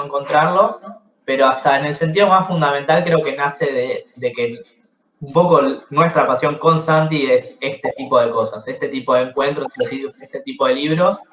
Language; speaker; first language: Spanish; native; Spanish